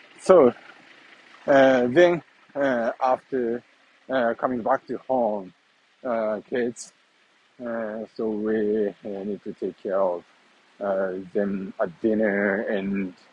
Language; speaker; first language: English; non-native, learner; Japanese